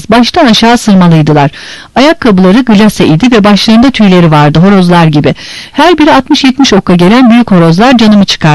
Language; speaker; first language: Turkish; native; Turkish